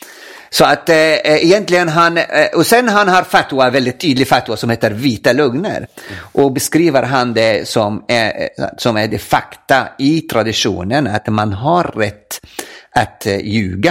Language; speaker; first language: Swedish; non-native, fluent; Arabic